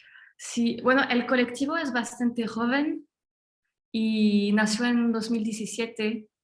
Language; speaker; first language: Spanish; non-native, fluent; French